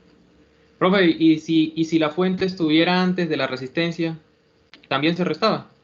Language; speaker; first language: Spanish; native; Spanish